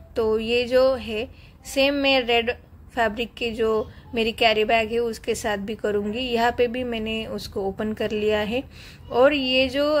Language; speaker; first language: Hindi; non-native, local second language; Marathi